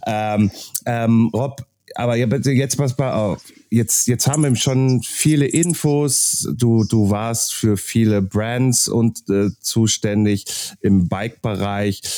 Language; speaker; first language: German; native; German